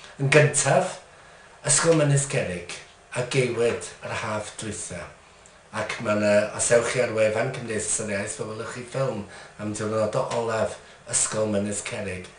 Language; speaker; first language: Welsh; native; Welsh